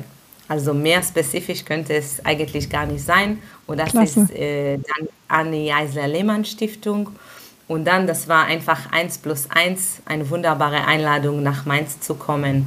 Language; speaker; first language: German; non-native, fluent; Hebrew